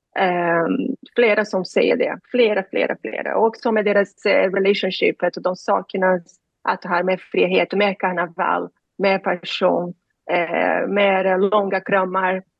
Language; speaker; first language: Swedish; non-native, learner; Portuguese